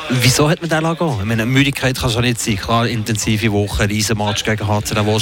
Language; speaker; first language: German; native; German